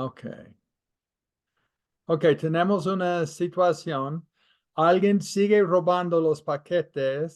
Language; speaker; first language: Spanish; non-native, fluent; English